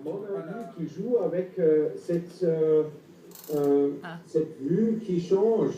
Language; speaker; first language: French; non-native, fluent; German